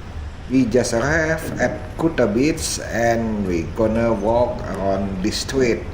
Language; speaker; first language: English; non-native, fluent; Indonesian